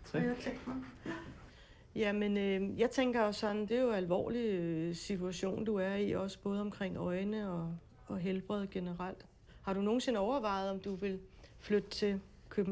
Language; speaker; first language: Danish; native; Danish